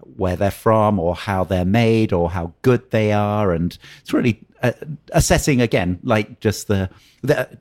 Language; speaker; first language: English; native; English